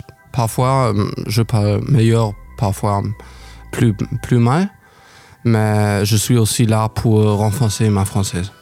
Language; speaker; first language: French; non-native, learner; German